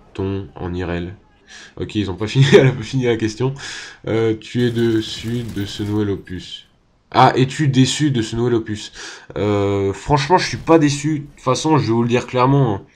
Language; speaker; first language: French; native; French